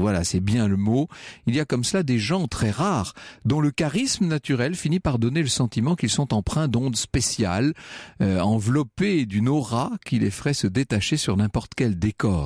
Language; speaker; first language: French; native; French